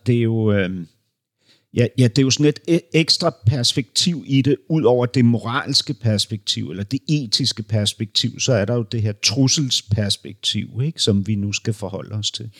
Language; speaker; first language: Danish; native; Danish